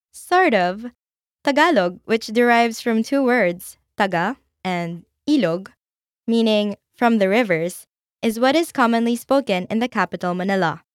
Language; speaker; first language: English; non-native, local second language; Filipino